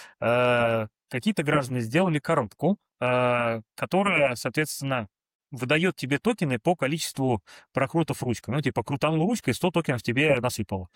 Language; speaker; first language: Russian; native; Russian